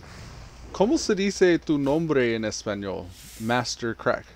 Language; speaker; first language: Spanish; non-native, learner; English